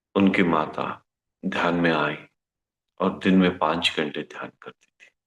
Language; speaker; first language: Hindi; non-native, local second language; Kannada